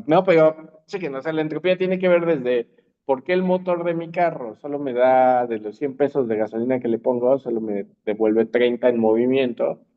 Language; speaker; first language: Spanish; native; Spanish